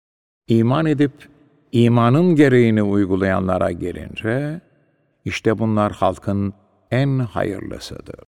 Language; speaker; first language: Turkish; native; Turkish